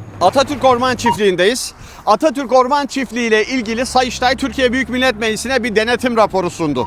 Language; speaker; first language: Turkish; native; Turkish